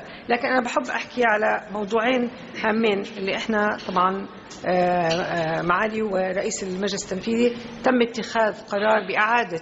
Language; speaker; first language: Arabic; native; Arabic